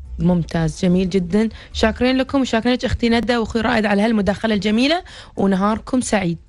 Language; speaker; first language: Arabic; native; Arabic